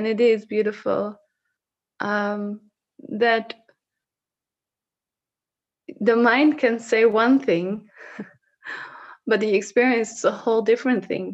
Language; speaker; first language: English; non-native, fluent; Dutch